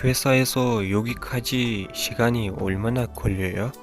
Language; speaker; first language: Korean; non-native, fluent; Kyrgyz